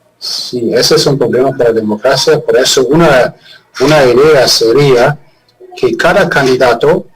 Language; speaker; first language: Spanish; non-native, fluent; German